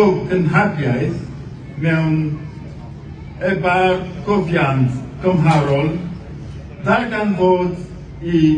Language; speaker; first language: Welsh; non-native, fluent; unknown